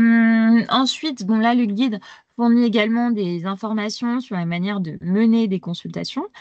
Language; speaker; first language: French; native; French